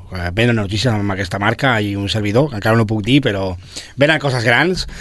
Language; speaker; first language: Catalan; native; Catalan